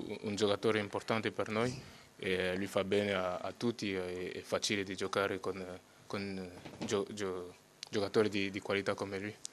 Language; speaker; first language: Italian; non-native, learner; French